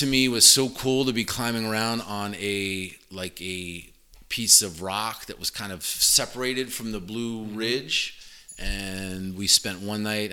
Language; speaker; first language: English; native; English